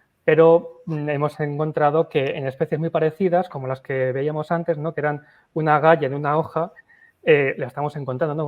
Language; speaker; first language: Spanish; native; Spanish